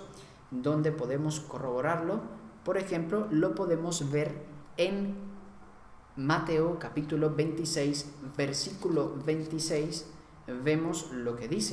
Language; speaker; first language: Spanish; native; Spanish